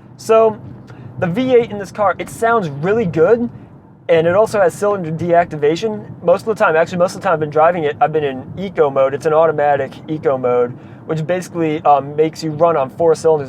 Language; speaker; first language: English; native; English